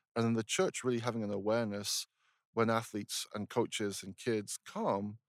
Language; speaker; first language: English; native; English